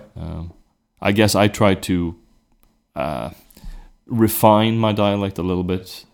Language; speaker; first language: English; non-native, fluent; Swedish